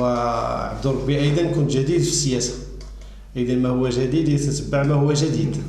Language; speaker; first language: Arabic; native; Arabic